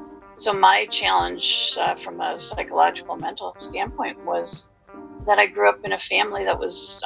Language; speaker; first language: English; native; English